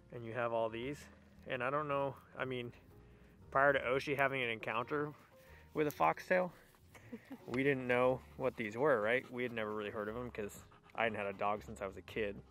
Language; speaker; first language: English; native; English